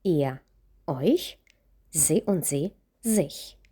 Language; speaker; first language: German; non-native, fluent; Ukrainian